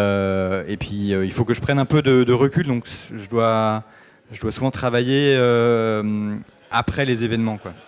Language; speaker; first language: French; native; French